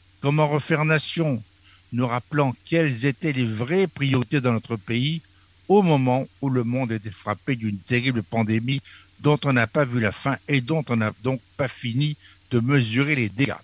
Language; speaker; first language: French; native; French